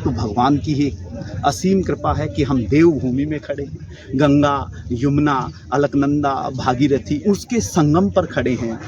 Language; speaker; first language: Hindi; native; Hindi